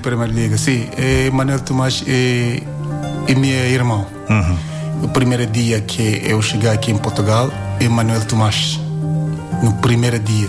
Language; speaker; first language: Portuguese; non-native, learner; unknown